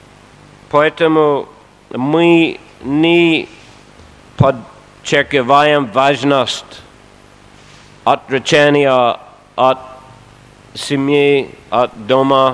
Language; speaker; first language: Russian; non-native, fluent; English